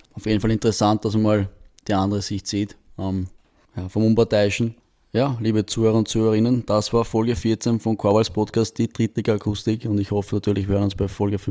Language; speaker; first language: German; native; German